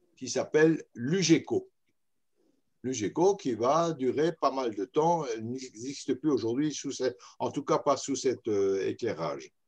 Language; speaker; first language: French; native; French